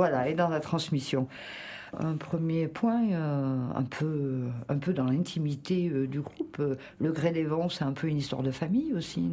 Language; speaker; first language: French; native; French